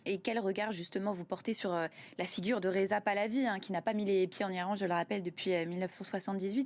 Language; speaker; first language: French; native; French